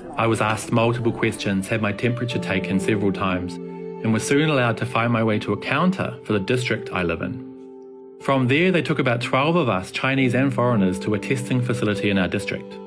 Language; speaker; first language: English; native; English